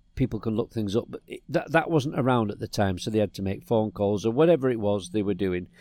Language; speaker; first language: English; native; English